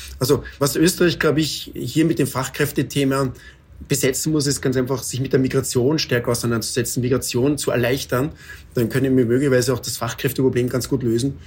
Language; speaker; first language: German; native; German